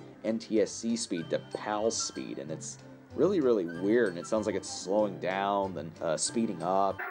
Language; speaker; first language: English; native; English